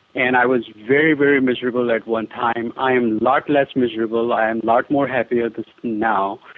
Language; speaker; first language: English; non-native, local second language; Hindi